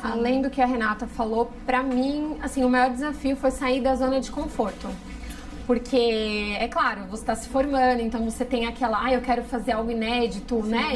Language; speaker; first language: Portuguese; native; Portuguese